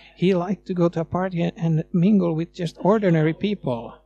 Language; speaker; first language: English; non-native, fluent; Swedish